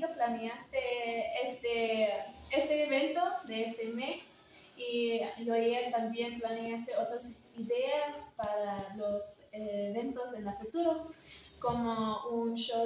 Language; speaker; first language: Spanish; non-native, learner; English